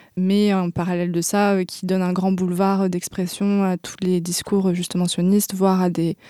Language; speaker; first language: French; native; French